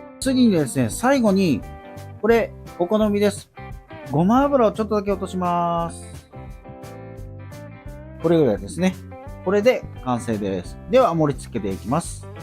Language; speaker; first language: Japanese; native; Japanese